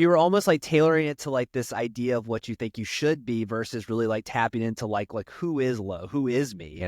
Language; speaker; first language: English; native; English